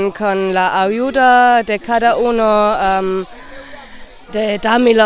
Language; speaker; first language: Spanish; non-native, learner; German